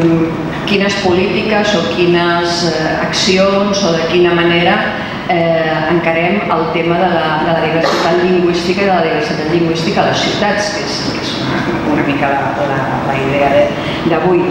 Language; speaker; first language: Catalan; non-native, local second language; Spanish